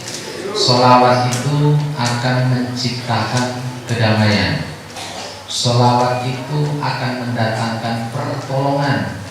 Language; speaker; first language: Indonesian; non-native, local second language; Javanese